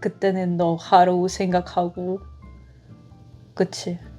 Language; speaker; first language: Korean; non-native, fluent; Russian